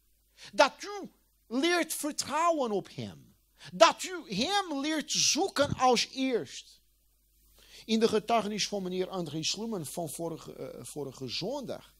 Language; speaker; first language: Dutch; non-native, fluent; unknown